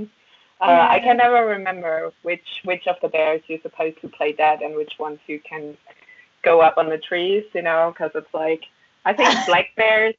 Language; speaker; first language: English; non-native, fluent; German